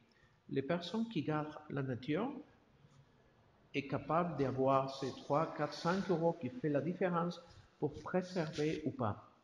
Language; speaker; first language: French; non-native, learner; Spanish